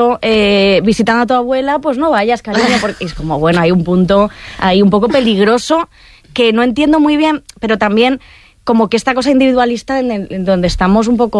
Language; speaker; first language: Spanish; native; Spanish